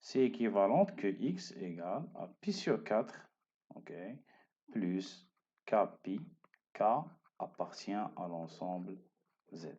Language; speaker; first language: French; non-native, local second language; Arabic